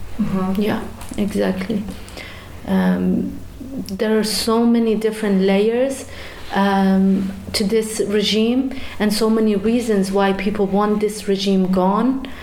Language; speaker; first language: English; non-native, fluent; Persian